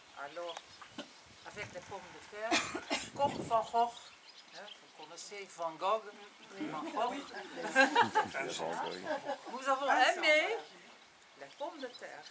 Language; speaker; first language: French; non-native, fluent; Dutch